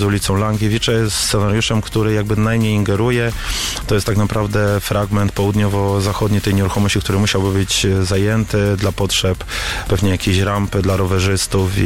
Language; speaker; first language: Polish; native; Polish